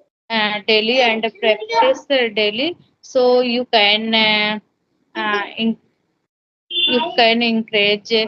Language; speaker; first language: English; non-native, learner; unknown